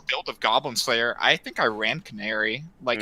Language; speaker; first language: English; native; English